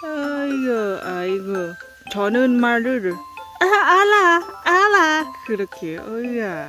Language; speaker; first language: Korean; non-native, learner; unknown